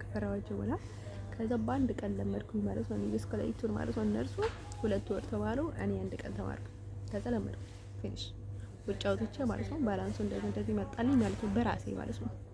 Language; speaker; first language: Amharic; native; Amharic